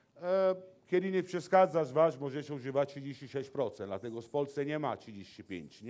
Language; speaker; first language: Polish; non-native, learner; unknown